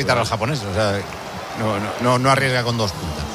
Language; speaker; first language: Spanish; native; Spanish